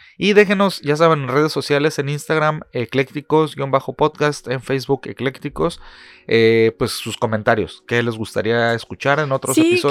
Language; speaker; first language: Spanish; native; Spanish